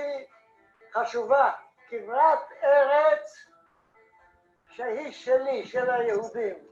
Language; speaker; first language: Hebrew; non-native, fluent; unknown